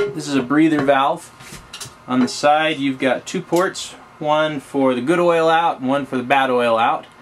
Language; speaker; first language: English; native; English